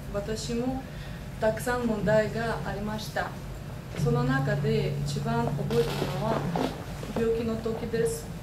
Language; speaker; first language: Japanese; non-native, learner; Lithuanian